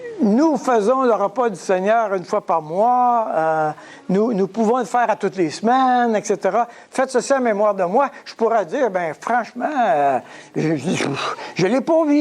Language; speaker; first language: French; native; French